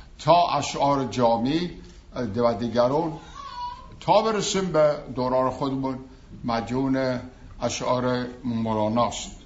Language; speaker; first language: Persian; native; Persian